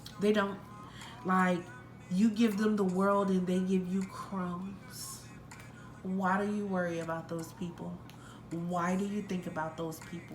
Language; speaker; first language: English; native; English